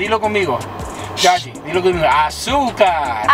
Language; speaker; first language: Spanish; early bilingual, heritage; Spanish